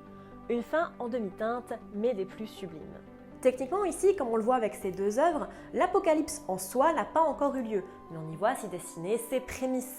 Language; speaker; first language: French; native; French